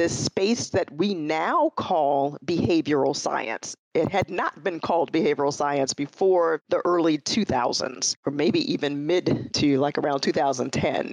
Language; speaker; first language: English; native; English